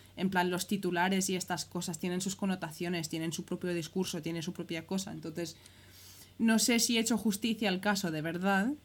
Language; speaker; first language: Spanish; early bilingual, other home language; English